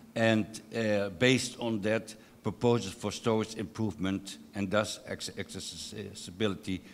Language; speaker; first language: English; non-native, fluent; Dutch